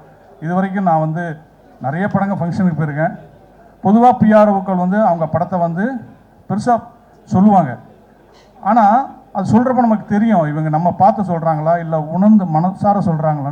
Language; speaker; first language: Tamil; native; Tamil